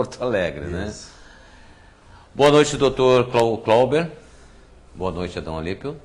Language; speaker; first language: Portuguese; native; Portuguese